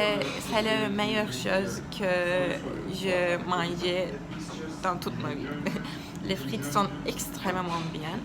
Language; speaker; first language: French; non-native, learner; Turkish